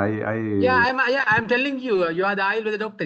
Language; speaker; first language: English; non-native, learner; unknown